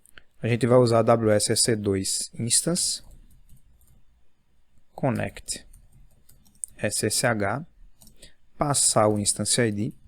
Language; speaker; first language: Portuguese; native; Portuguese